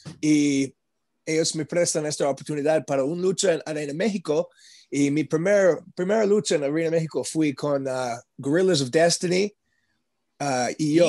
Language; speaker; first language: Spanish; non-native, learner; English